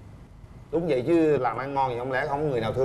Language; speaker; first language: Vietnamese; native; Vietnamese